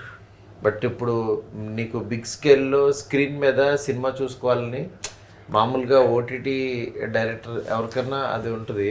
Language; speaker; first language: Telugu; native; Telugu